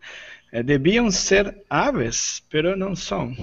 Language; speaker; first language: Spanish; non-native, learner; Portuguese